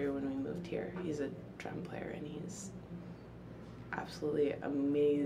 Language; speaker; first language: English; native; English